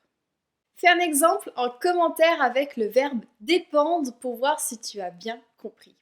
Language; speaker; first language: French; native; French